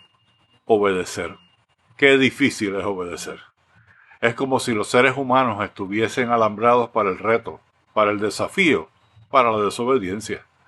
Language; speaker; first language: Spanish; native; Spanish